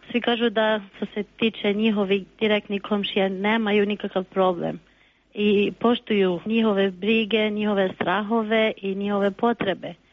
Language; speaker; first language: Serbian; non-native, local second language; Albanian